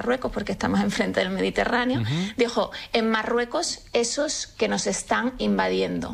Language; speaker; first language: Spanish; native; Spanish